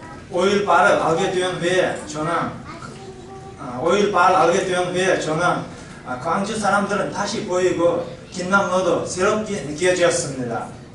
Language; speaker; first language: Korean; non-native, learner; Uzbek